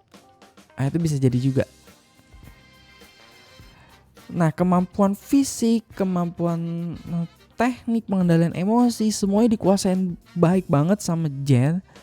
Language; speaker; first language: Indonesian; native; Indonesian